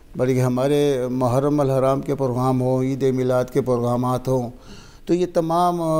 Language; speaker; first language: Urdu; non-native, local second language; Pashto